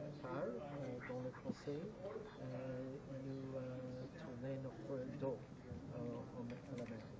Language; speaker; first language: French; non-native, local second language; English